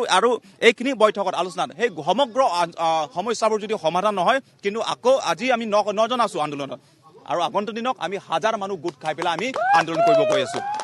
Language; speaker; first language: Assamese; non-native, local second language; Karbi